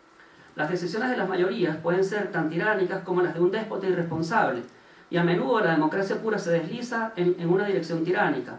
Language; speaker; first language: Spanish; native; Spanish